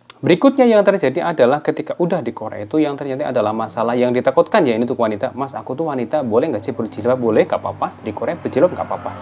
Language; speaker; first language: Indonesian; native; Indonesian